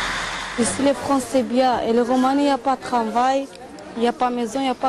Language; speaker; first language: French; non-native, learner; Romanian